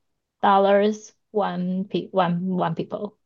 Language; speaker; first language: English; non-native, learner; Chinese